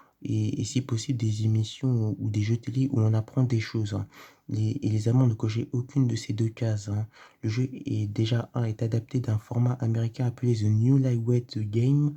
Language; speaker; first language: French; native; French